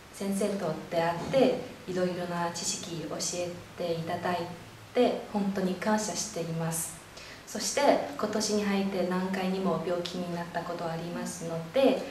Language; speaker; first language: Japanese; non-native, fluent; Chinese